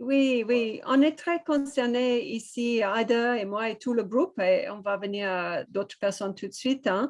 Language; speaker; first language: French; non-native, fluent; English